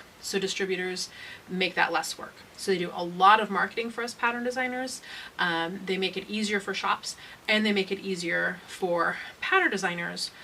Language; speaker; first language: English; native; English